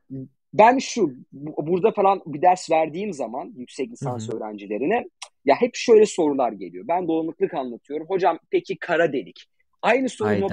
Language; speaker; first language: Turkish; native; Turkish